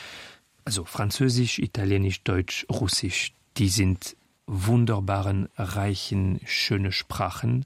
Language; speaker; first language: German; non-native, fluent; French